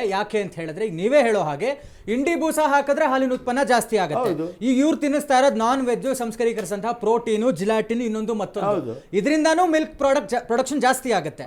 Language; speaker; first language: Kannada; native; Kannada